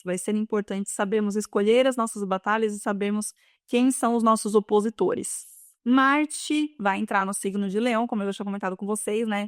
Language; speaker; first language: Portuguese; native; Portuguese